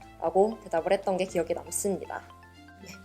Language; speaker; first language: Korean; native; Korean